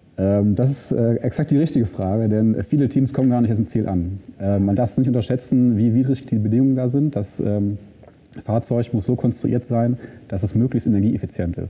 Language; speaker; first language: German; native; German